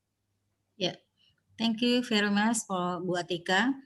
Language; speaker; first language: English; non-native, learner; Indonesian